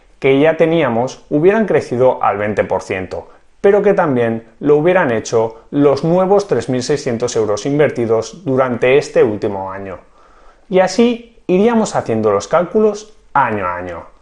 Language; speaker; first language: Spanish; native; Spanish